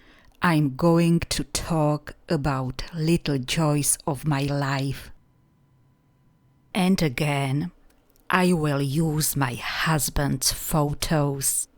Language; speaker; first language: English; non-native, fluent; Czech